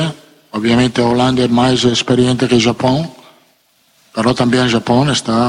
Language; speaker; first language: Portuguese; non-native, learner; Italian